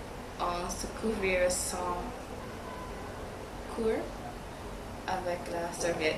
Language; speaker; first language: French; non-native, learner; English